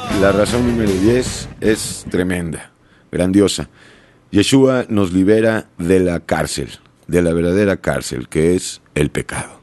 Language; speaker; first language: Spanish; native; Spanish